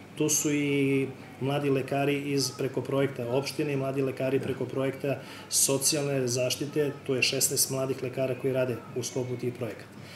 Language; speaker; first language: Serbian; native; Serbian